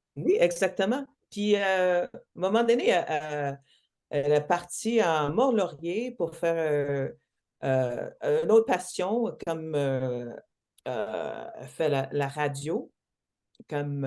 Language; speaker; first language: French; non-native, local second language; English